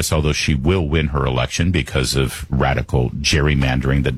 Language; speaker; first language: English; native; English